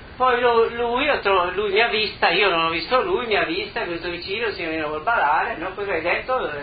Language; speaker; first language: Italian; native; Italian